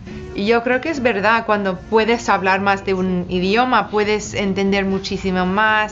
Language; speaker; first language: Spanish; non-native, fluent; English